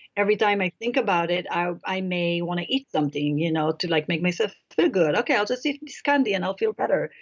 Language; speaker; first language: English; non-native, fluent; Hebrew